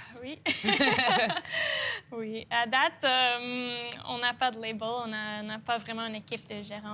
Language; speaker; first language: French; non-native, local second language; English